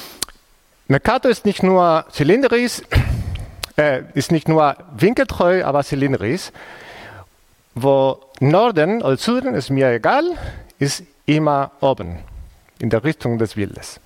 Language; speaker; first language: German; non-native, fluent; Spanish